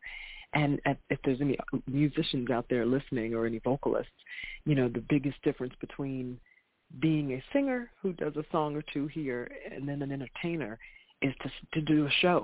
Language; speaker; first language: English; native; English